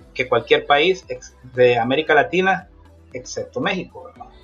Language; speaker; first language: Spanish; native; Spanish